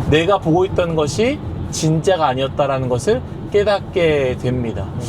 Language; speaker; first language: Korean; native; Korean